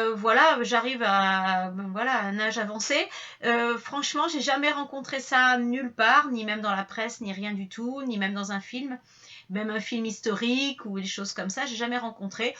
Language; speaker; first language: French; native; French